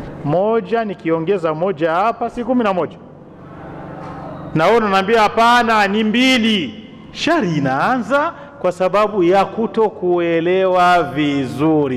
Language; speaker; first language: Swahili; non-native, local second language; Rundi